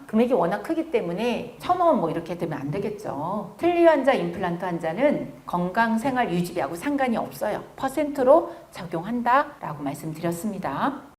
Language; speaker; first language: Korean; native; Korean